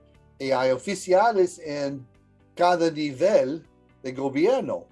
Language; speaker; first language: Spanish; early bilingual, heritage; English